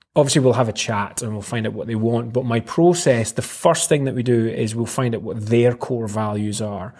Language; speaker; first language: English; native; English